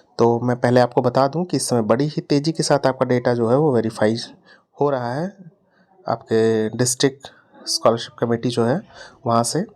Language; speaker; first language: Hindi; native; Hindi